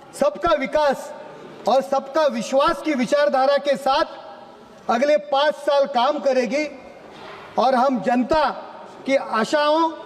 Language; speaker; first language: Hindi; non-native, local second language; Marathi